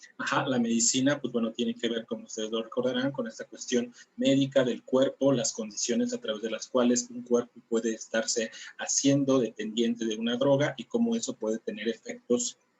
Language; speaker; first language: Spanish; native; Spanish